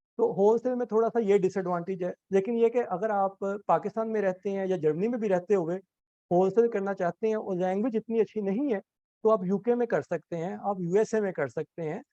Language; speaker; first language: Urdu; native; Urdu